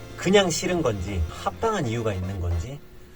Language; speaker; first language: Korean; native; Korean